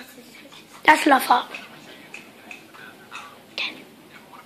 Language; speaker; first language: English; native; English